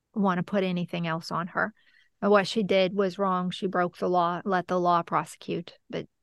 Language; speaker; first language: English; native; English